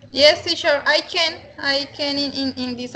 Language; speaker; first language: English; non-native, learner; Spanish